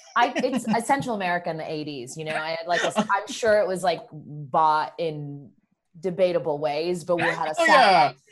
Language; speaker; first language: English; early bilingual, other home language; Spanish